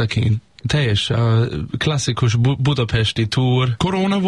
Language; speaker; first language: Hungarian; non-native, learner; Danish